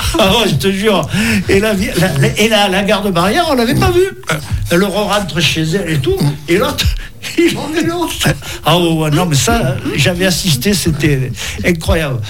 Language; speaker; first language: French; native; French